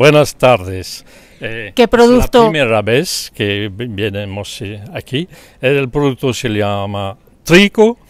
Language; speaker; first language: Spanish; non-native, learner; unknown